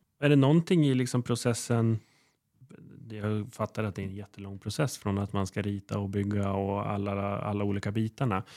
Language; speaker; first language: Swedish; native; Swedish